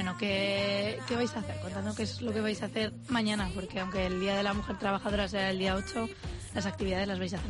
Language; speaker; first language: Spanish; native; Spanish